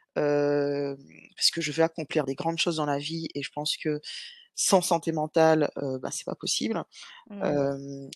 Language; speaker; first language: French; native; French